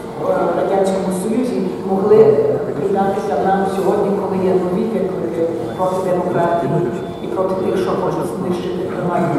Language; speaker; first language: Ukrainian; early bilingual, heritage; Ukrainian